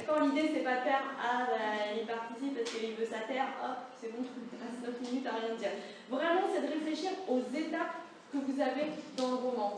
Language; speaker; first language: French; native; French